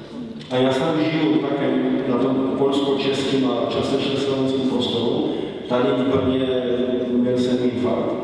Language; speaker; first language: Czech; non-native, fluent; Polish